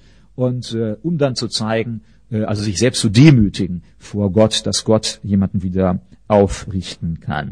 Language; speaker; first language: German; native; German